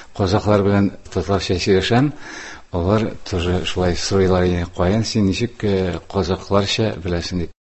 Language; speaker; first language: Tatar; non-native, local second language; Udmurt